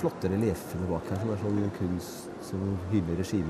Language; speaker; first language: Norwegian; native; Norwegian